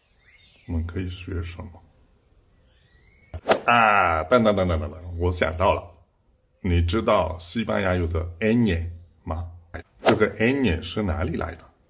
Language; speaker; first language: Chinese; non-native, fluent; Spanish